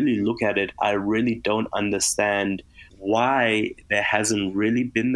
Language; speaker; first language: English; native; English